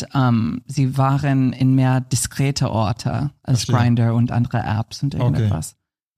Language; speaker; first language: German; non-native, fluent; English